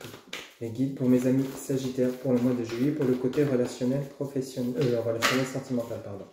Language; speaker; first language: French; native; French